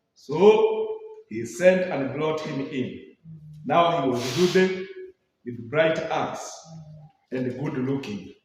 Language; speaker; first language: English; non-native, local second language; Swahili